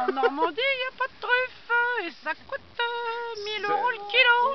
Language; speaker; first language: French; native; French